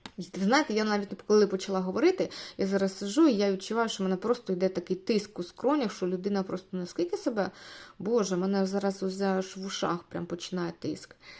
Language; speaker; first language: Ukrainian; non-native, local second language; Russian